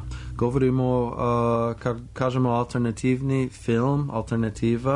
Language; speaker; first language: Serbian; non-native, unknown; English